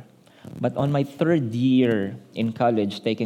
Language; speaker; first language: English; non-native, local second language; Filipino